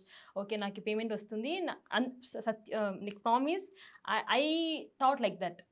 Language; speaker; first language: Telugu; non-native, learner; Tamil